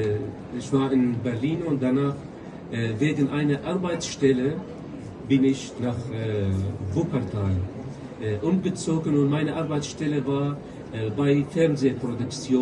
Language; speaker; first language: German; non-native, local second language; Kurdish